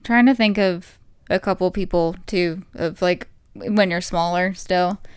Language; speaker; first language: English; native; English